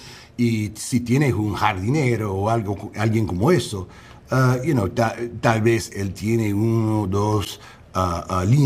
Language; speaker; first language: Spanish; non-native, fluent; English